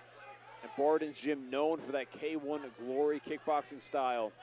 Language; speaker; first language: English; native; English